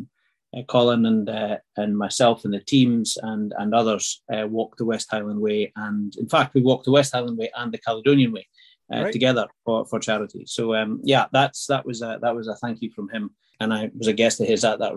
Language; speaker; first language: English; native; English